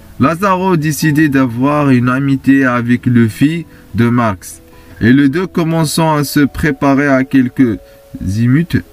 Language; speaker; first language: French; non-native, fluent; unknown